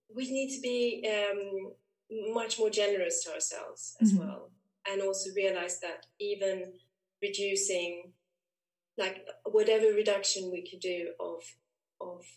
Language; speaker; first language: English; non-native, fluent; Swedish